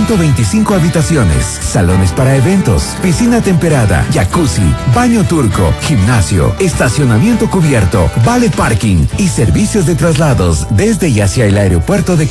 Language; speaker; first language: Spanish; native; Spanish